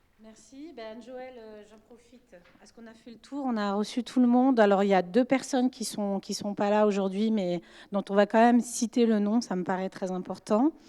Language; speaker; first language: French; native; French